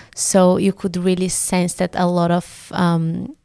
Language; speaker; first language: English; non-native, fluent; Portuguese